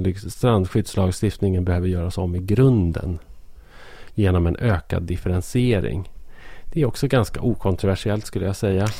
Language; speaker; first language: Swedish; native; Swedish